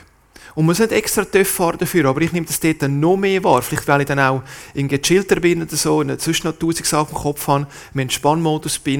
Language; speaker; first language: German; native; German